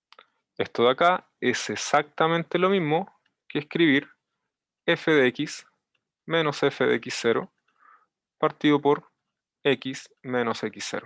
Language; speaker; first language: Spanish; native; Spanish